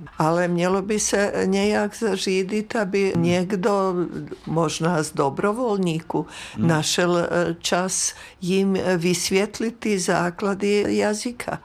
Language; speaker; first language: Czech; native; Czech